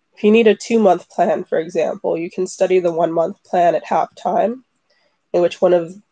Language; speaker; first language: English; native; English